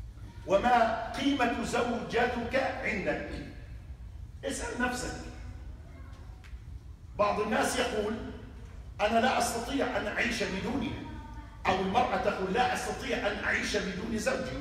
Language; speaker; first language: Arabic; native; Arabic